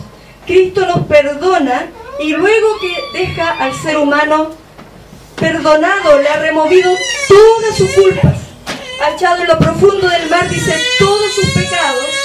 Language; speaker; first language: Spanish; native; Spanish